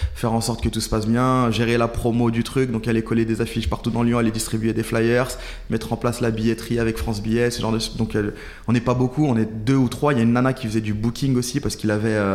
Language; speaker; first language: French; native; French